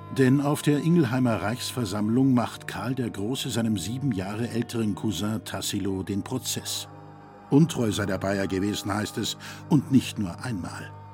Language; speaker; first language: German; native; German